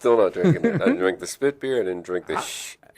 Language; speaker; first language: English; native; English